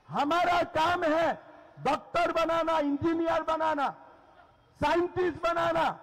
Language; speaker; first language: Hindi; non-native, local second language; Assamese